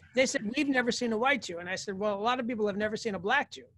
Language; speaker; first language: English; native; English